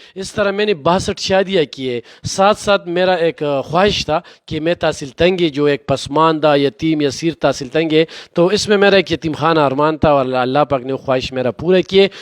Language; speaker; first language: Urdu; non-native, local second language; Pashto